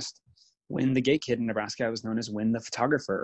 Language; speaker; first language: English; native; English